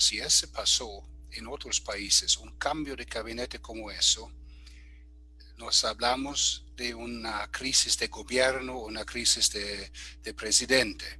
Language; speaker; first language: Spanish; non-native, fluent; German